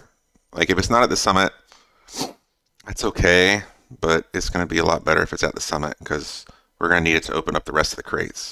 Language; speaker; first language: English; native; English